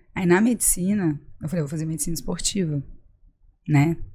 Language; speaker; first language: Portuguese; native; Portuguese